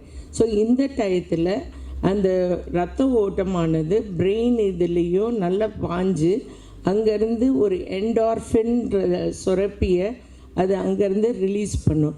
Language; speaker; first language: Tamil; native; Tamil